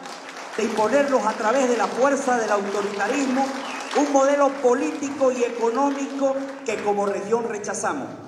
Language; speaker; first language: Spanish; native; Spanish